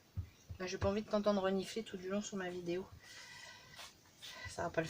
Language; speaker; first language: French; native; French